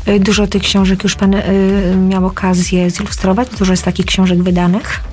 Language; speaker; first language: Polish; native; Polish